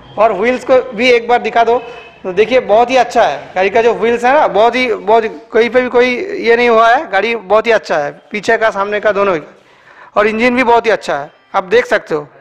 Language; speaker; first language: Hindi; non-native, local second language; Bangla